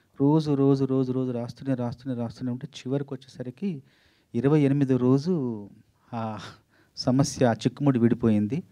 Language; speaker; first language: Telugu; native; Telugu